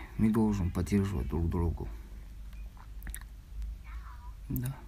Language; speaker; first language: Russian; non-native, learner; Tajik